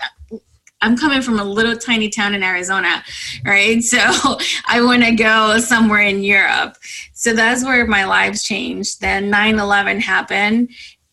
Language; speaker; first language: English; non-native, fluent; Spanish